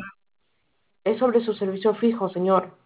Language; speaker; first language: Spanish; native; Spanish